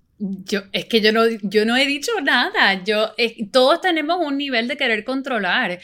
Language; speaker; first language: Spanish; early bilingual, heritage; Spanish